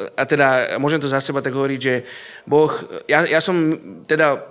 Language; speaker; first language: Slovak; native; Slovak